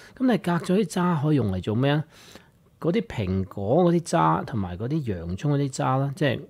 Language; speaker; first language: Cantonese; native; Cantonese